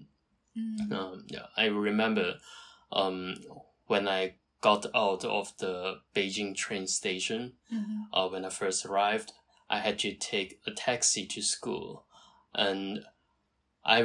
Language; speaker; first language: English; non-native, local second language; Cantonese